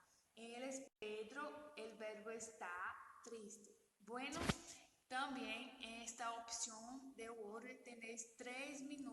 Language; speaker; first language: Spanish; non-native, learner; Portuguese